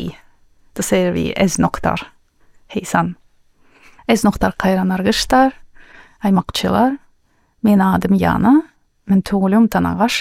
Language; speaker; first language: Swedish; non-native, learner; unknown